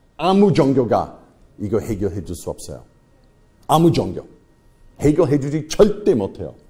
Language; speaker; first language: Korean; non-native, fluent; English